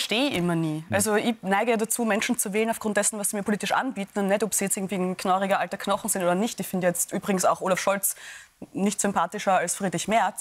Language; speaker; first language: German; native; German